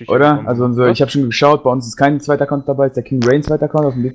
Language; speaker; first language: German; native; German